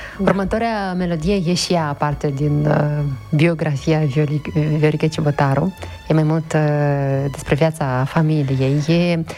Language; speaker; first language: Romanian; native; Romanian